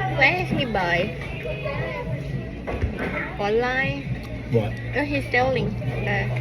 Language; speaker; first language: English; non-native, learner; Thai